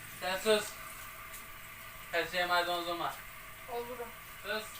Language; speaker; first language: Turkish; native; Turkish